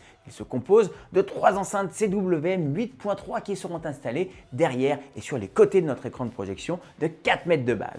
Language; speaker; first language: French; native; French